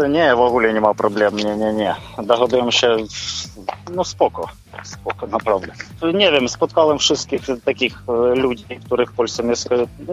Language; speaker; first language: Polish; non-native, learner; Ukrainian